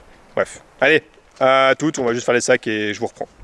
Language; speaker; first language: French; native; French